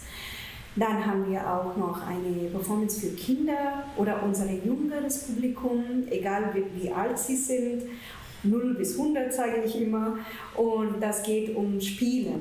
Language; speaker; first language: German; non-native, fluent; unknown